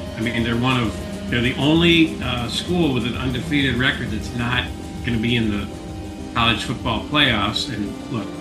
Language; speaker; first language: English; native; English